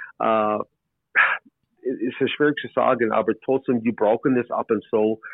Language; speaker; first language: German; non-native, learner; English